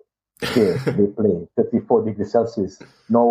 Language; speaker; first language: English; non-native, local second language; Malay